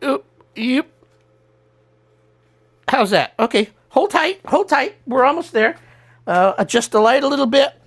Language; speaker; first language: English; native; English